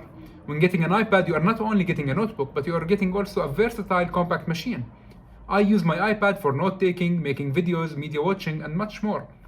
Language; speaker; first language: English; non-native, fluent; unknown